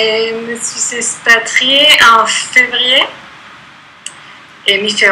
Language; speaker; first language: French; non-native, fluent; Spanish